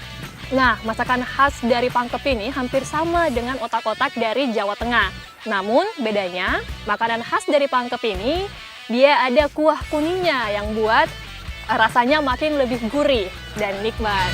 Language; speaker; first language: Indonesian; native; Indonesian